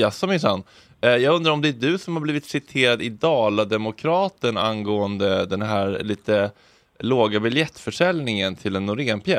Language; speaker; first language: Swedish; native; Swedish